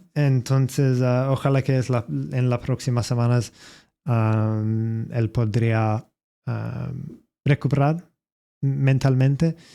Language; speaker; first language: Spanish; non-native, learner; English